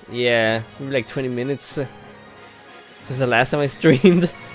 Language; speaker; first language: English; early bilingual, other home language; Spanish